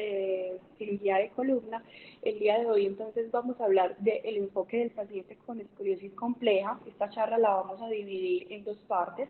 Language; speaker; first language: Spanish; native; Spanish